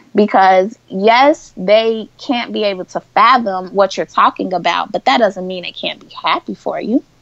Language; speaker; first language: English; native; English